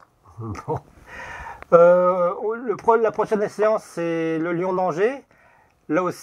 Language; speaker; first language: French; native; French